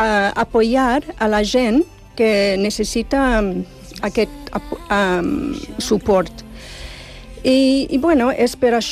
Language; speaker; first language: Catalan; non-native, fluent; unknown